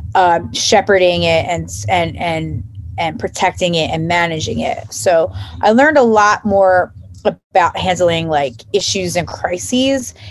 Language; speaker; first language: English; native; English